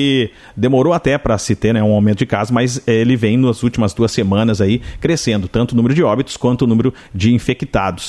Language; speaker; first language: Portuguese; native; Portuguese